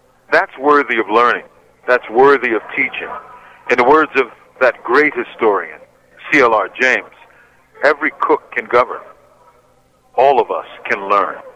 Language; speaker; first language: English; native; English